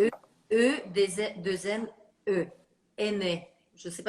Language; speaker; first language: French; non-native, fluent; Russian